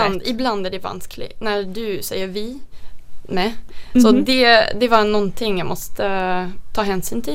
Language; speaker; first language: Swedish; non-native, fluent; Dutch